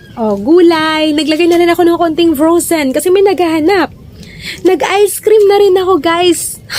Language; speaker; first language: Filipino; non-native, local second language; Hiligaynon